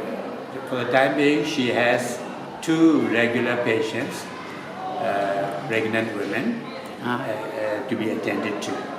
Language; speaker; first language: English; non-native, fluent; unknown